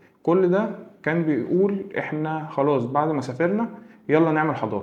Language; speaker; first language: Arabic; native; Arabic